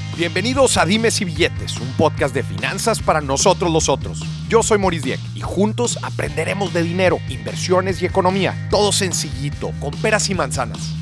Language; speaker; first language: Spanish; native; Spanish